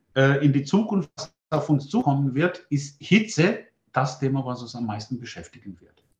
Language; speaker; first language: German; non-native, fluent; Greek